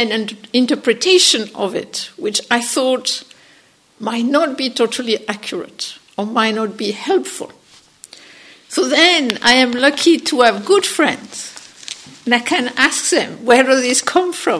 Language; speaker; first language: English; non-native, fluent; French